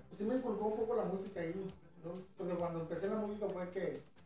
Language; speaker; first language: Spanish; native; Spanish